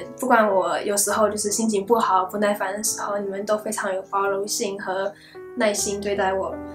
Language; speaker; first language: Chinese; early bilingual, heritage; Chinese